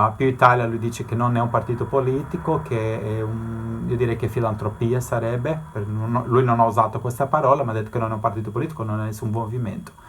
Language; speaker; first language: Italian; non-native, fluent; Spanish